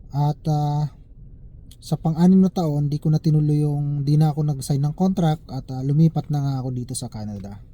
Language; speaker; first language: Filipino; native; Filipino